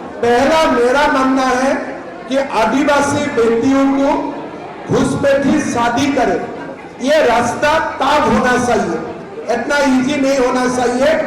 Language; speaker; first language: Hindi; non-native, local second language; Assamese